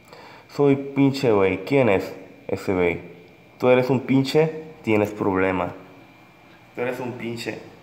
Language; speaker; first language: Spanish; non-native, learner; Korean